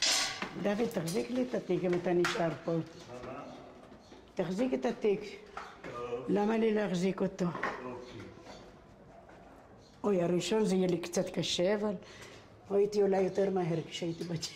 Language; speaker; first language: Hebrew; non-native, fluent; Spanish